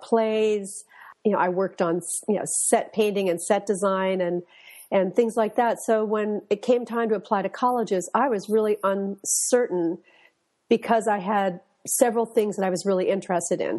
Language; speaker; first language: English; native; English